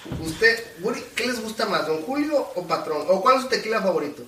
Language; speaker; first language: Spanish; early bilingual, heritage; Spanish